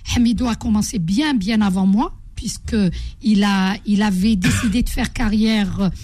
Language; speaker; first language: French; non-native, local second language; Arabic